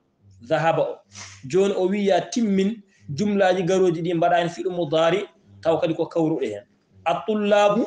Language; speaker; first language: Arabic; non-native, fluent; Fula